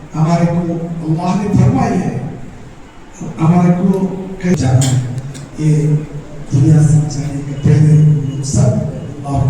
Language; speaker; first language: Hindi; non-native, local second language; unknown